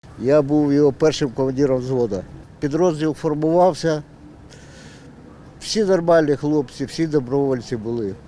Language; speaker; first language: Ukrainian; native; Ukrainian